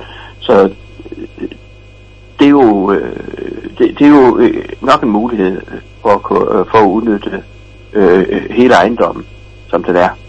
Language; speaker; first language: Danish; native; Danish